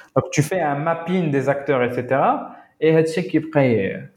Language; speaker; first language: French; non-native, local second language; Arabic